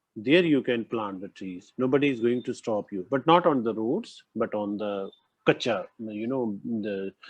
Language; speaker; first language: English; non-native, local second language; Punjabi